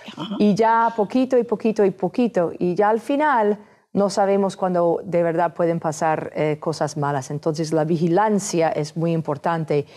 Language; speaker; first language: Spanish; non-native, fluent; English